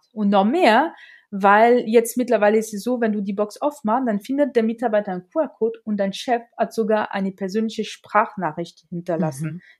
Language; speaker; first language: German; non-native, fluent; French